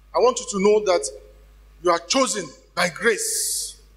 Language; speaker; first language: English; non-native, local second language; Yoruba